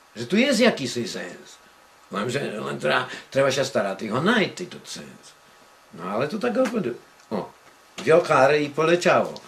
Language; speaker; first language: Polish; non-native, local second language; Rusyn